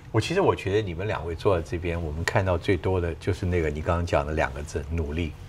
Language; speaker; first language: Chinese; native; Chinese